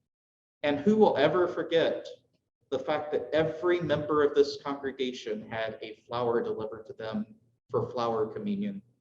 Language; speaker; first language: English; native; English